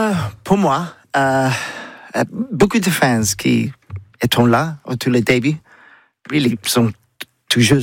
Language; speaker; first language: French; non-native, learner; English